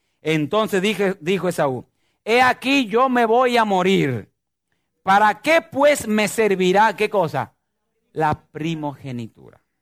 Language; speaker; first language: Spanish; native; Spanish